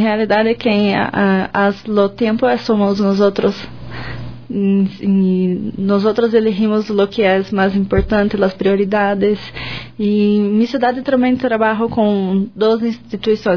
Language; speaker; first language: Spanish; non-native, learner; Portuguese